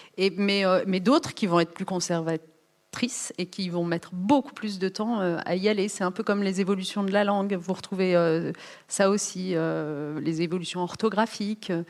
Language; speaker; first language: French; early bilingual, other home language; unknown